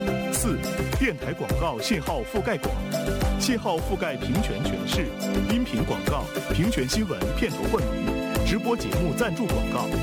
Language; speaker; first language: Chinese; native; Chinese